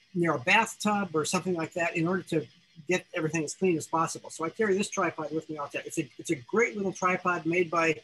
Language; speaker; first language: English; native; English